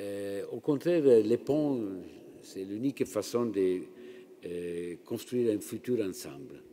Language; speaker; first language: French; non-native, fluent; Italian